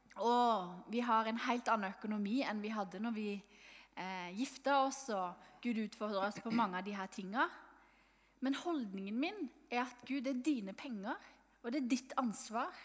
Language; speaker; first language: Norwegian; native; Norwegian